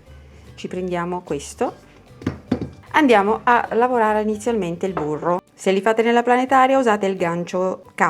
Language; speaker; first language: Italian; native; Italian